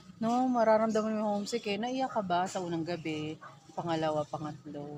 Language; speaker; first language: Filipino; native; Filipino